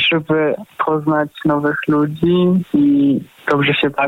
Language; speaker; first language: Polish; early bilingual, heritage; Polish